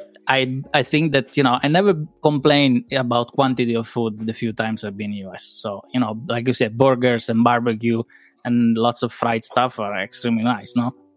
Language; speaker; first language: English; non-native, fluent; Italian